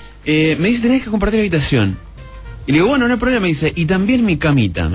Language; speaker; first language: Spanish; native; Spanish